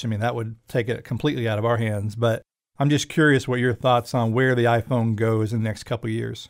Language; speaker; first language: English; native; English